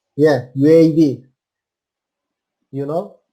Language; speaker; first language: English; non-native, learner; Turkish